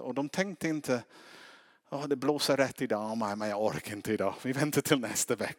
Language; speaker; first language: Swedish; non-native, fluent; English